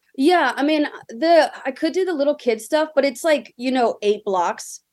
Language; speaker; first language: English; native; English